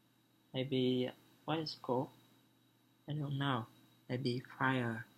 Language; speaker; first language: English; non-native, learner; Vietnamese